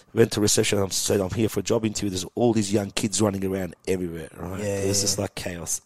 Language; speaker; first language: English; early bilingual, other home language; Persian